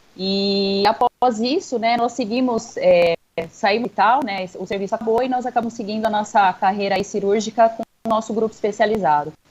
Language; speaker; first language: Portuguese; native; Portuguese